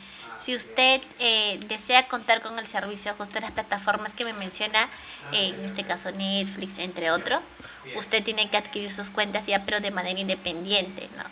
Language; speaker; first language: Spanish; native; Spanish